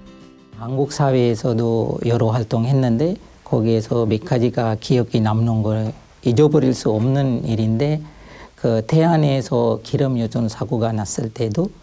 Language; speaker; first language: Korean; non-native, fluent; Sinhala